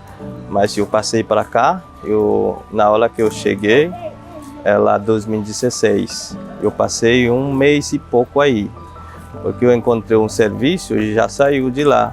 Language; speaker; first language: Portuguese; non-native, fluent; Haitian Creole